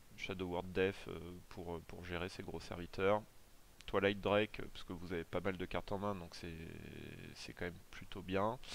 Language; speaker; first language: French; native; French